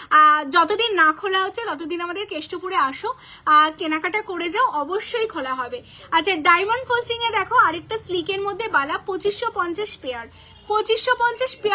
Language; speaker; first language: Bangla; native; Bangla